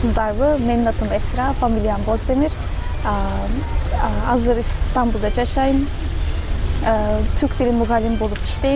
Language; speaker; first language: Kyrgyz; non-native, fluent; Turkish